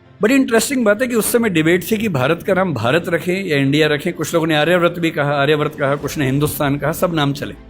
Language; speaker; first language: Hindi; native; Hindi